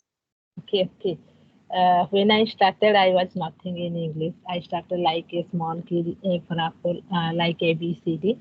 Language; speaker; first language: English; non-native, learner; Odia